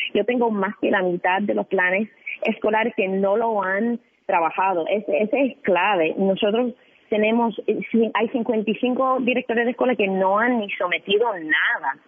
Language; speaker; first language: Spanish; non-native, fluent; English